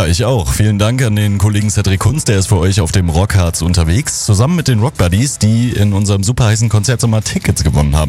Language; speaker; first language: German; native; German